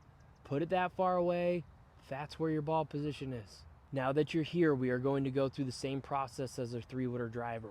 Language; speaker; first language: English; native; English